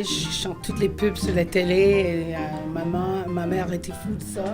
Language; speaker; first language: French; non-native, fluent; English